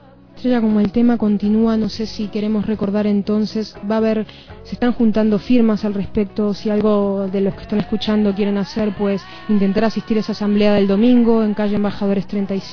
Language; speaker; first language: Spanish; native; Spanish